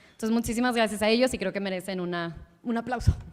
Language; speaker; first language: Spanish; native; Spanish